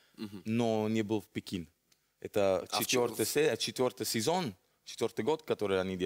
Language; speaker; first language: Russian; non-native, learner; Italian